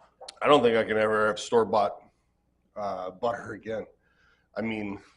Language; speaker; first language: English; native; English